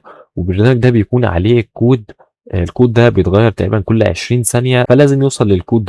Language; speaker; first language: Arabic; native; Arabic